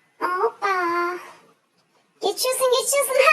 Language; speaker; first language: Turkish; native; Turkish